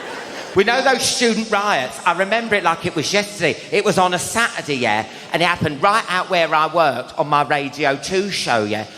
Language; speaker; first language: English; native; English